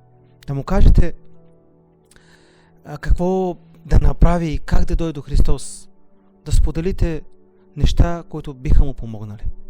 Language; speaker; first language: Bulgarian; native; Bulgarian